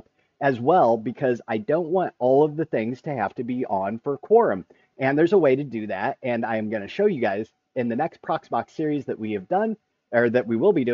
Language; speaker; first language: English; native; English